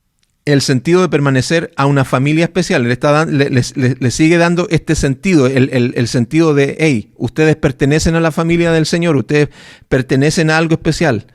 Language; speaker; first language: Spanish; native; Spanish